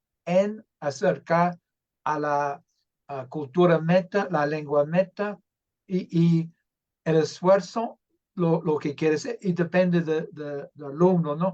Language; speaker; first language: Spanish; non-native, fluent; English